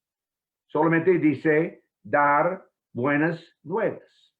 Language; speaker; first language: Spanish; non-native, fluent; English